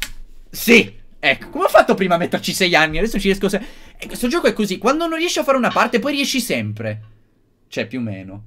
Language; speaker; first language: Italian; native; Italian